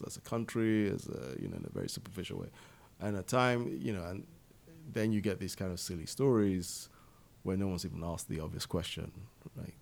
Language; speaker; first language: English; native; English